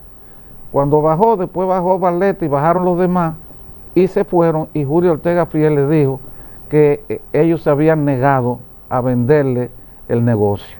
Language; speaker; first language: Spanish; native; Spanish